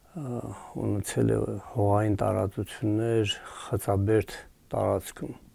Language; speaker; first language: Armenian; native; Armenian